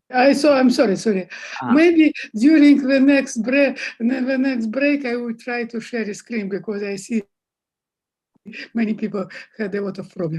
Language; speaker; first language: English; non-native, fluent; Russian